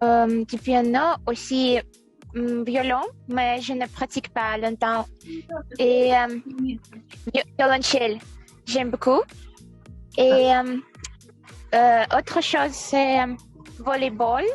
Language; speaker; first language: French; non-native, learner; Russian